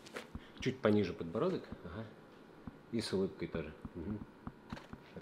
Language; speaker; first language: Russian; native; Russian